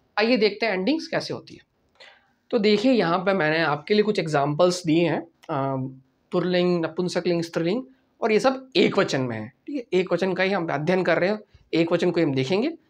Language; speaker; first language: Hindi; native; Hindi